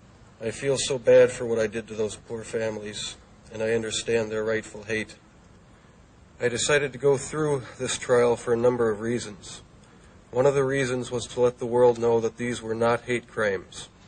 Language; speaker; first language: English; native; English